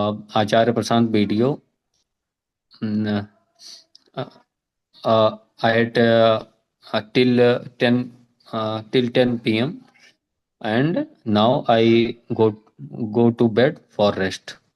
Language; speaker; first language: English; non-native, learner; Hindi